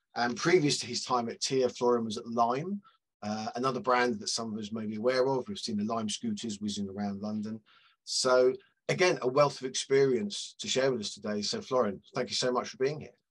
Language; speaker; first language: English; native; English